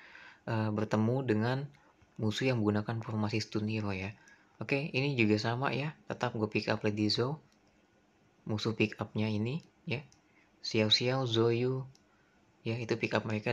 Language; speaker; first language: Indonesian; native; Indonesian